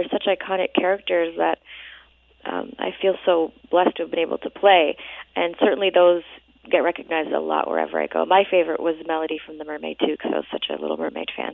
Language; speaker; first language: English; native; English